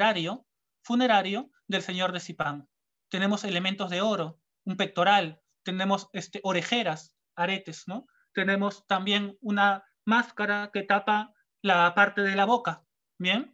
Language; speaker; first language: Spanish; native; Spanish